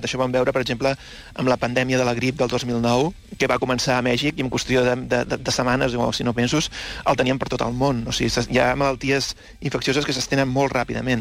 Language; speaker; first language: Catalan; native; Catalan